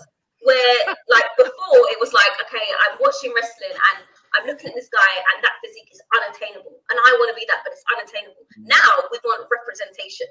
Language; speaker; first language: English; native; English